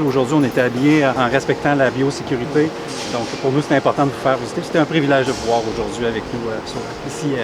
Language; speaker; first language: French; native; French